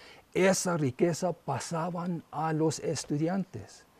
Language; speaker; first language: Spanish; non-native, local second language; English